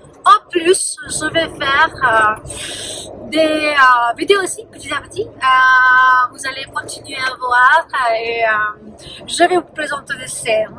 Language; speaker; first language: French; non-native, learner; Punjabi